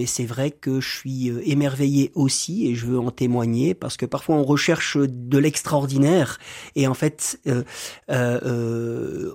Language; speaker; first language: French; native; French